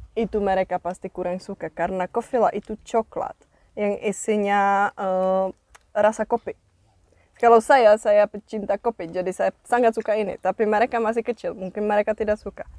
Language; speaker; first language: Indonesian; non-native, fluent; Czech